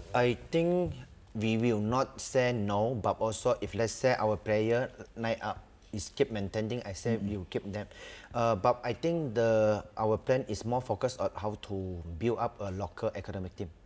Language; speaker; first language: English; non-native, local second language; Malay